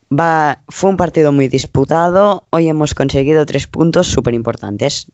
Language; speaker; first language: Spanish; non-native, local second language; Catalan